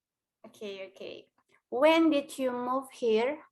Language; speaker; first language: English; non-native, learner; Indonesian